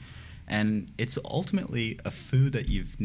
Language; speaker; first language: English; native; English